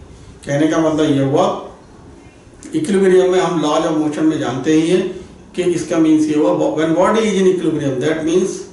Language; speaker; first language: Hindi; native; Hindi